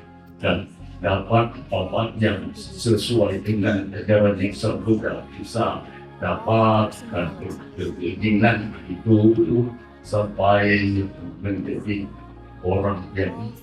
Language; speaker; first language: Indonesian; non-native, learner; Thai